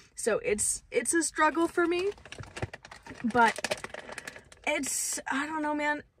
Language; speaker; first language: English; native; English